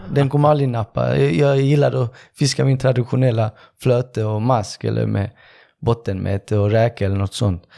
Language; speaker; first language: Swedish; early bilingual, other home language; Persian